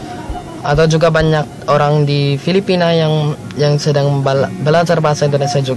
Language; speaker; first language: Indonesian; non-native, learner; Filipino